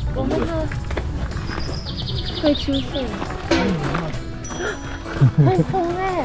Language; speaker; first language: Chinese; non-native, fluent; Japanese